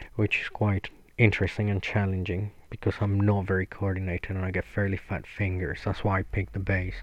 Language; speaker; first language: English; non-native, fluent; Spanish